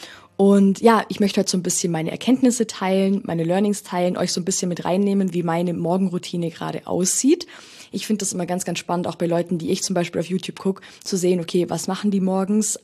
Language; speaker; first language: German; native; German